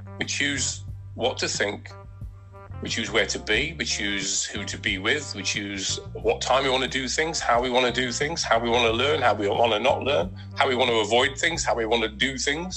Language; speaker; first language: English; native; English